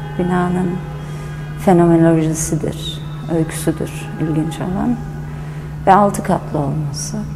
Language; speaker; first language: Turkish; early bilingual, heritage; German